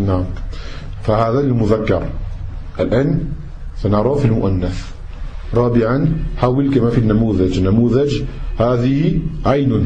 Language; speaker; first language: Arabic; non-native, fluent; French